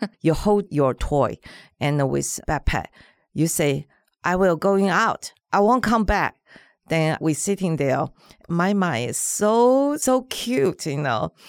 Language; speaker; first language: English; non-native, learner; Chinese